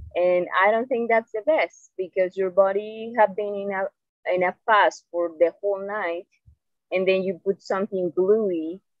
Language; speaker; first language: English; non-native, fluent; Spanish